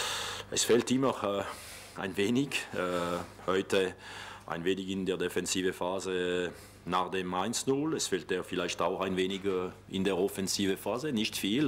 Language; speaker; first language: German; non-native, local second language; French